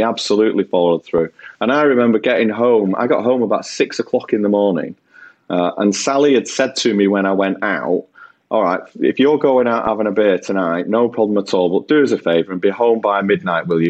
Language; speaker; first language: English; native; English